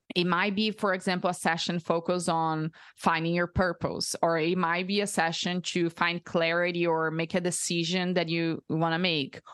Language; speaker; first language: English; non-native, fluent; Portuguese